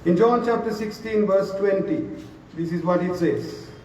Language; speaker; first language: English; non-native, local second language; Sinhala